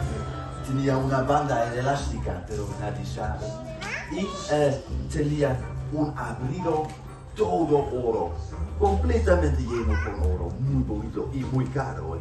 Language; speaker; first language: Spanish; non-native, fluent; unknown